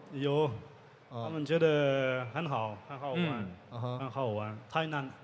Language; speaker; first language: Chinese; non-native, learner; French